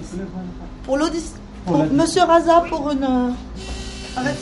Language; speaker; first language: French; native; French